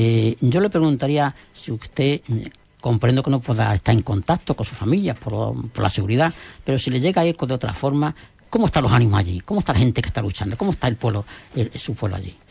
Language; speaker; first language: Spanish; native; Spanish